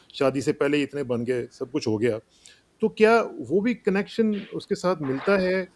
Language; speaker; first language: Urdu; non-native, local second language; Punjabi